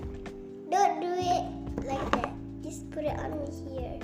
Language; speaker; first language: English; non-native, learner; Indonesian